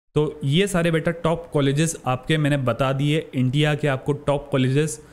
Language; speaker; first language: Hindi; native; Hindi